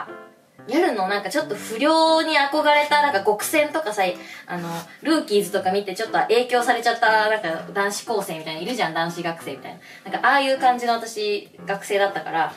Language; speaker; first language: Japanese; native; Japanese